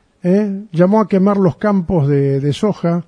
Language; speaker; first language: Spanish; native; Spanish